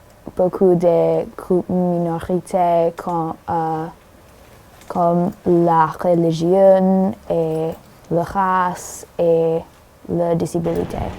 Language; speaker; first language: French; non-native, learner; English